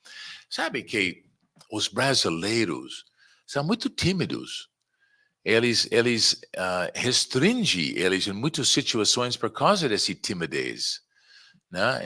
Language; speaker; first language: Portuguese; non-native, fluent; English